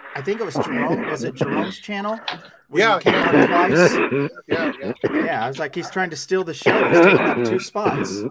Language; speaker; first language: English; native; English